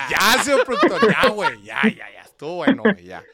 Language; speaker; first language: Spanish; native; Spanish